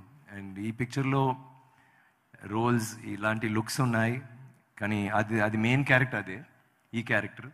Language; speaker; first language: Telugu; non-native, learner; Tamil